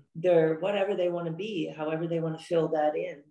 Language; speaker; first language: English; non-native, fluent; Dutch